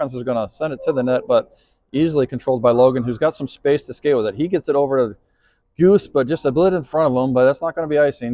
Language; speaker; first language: English; native; English